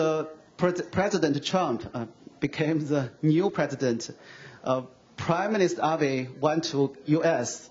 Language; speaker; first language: English; non-native, fluent; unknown